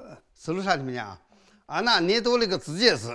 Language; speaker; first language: Russian; non-native, learner; Chinese